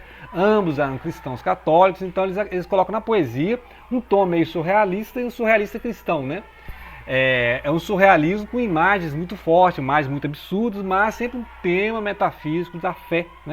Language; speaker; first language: Portuguese; native; Portuguese